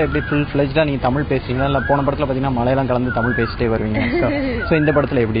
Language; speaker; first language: Tamil; native; Tamil